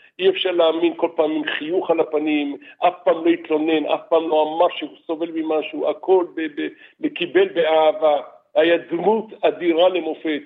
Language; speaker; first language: Hebrew; early bilingual, other home language; Arabic